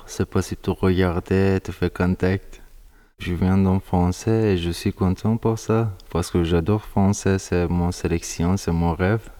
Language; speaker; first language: French; non-native, learner; Persian